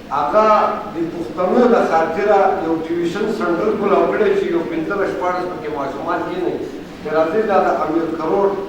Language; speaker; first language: Pashto; non-native, local second language; Persian